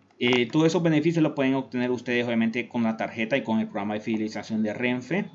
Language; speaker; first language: Spanish; native; Spanish